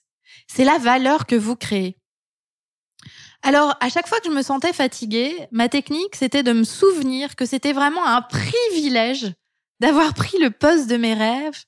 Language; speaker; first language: French; native; French